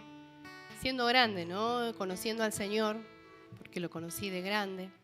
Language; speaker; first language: Spanish; native; Spanish